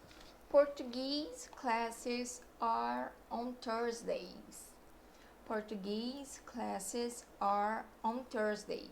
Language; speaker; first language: English; non-native, fluent; Portuguese